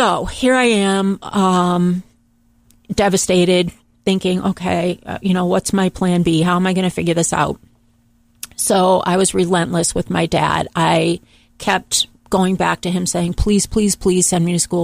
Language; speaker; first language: English; native; English